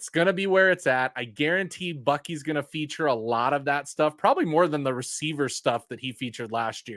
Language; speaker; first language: English; native; English